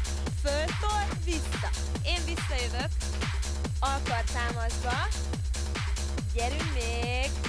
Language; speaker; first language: Hungarian; native; Hungarian